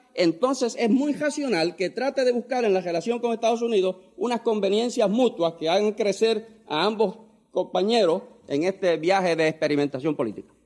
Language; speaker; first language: Spanish; native; Spanish